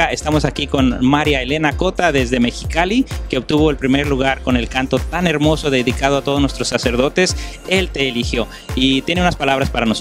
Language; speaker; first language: Spanish; native; Spanish